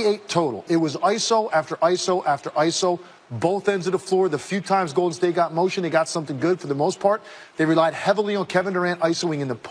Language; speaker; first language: English; native; English